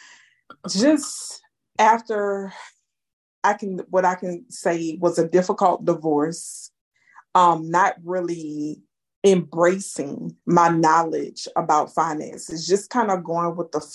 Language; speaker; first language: English; native; English